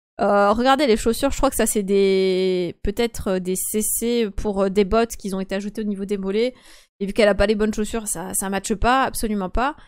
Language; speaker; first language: French; early bilingual, other home language; Polish